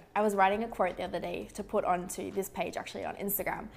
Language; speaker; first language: English; native; English